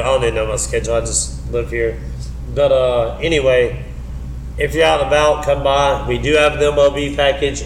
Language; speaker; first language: English; native; English